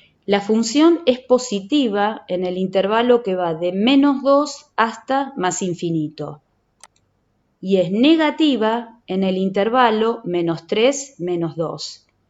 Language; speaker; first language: Spanish; native; Spanish